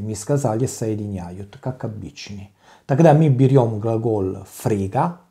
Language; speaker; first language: Russian; non-native, learner; Italian